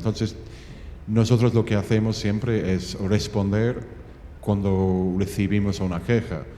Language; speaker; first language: Spanish; non-native, fluent; English